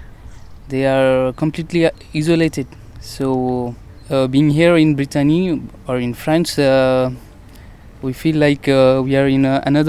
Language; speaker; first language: English; non-native, fluent; Nepali